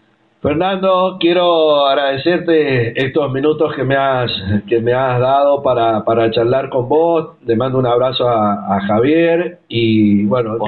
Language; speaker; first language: Spanish; native; Spanish